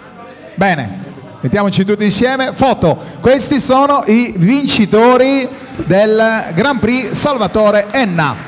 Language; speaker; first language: Italian; native; Italian